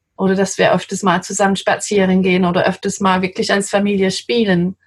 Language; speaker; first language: German; non-native, fluent; English